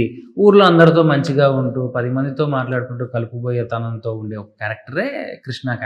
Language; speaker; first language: Telugu; native; Telugu